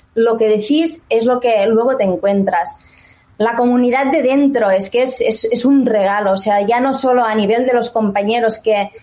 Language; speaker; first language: Spanish; native; Spanish